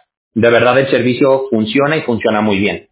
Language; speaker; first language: Spanish; native; Spanish